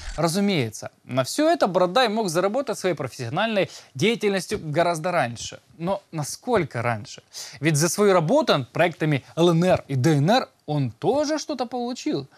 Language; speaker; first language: Russian; native; Russian